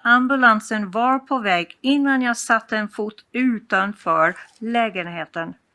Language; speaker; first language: Swedish; non-native, fluent; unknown